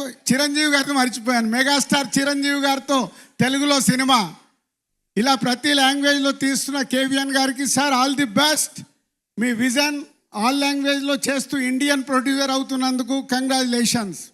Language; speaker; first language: Telugu; native; Telugu